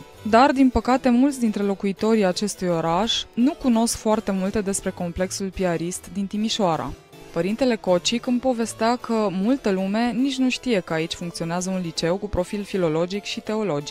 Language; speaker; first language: Romanian; native; Romanian